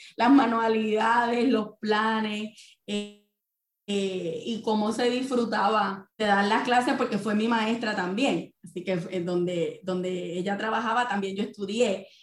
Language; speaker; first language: Spanish; native; Spanish